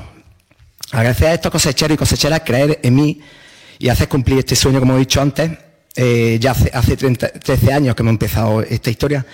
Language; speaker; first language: Spanish; native; Spanish